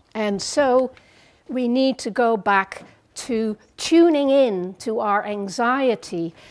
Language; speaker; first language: English; non-native, fluent; Dutch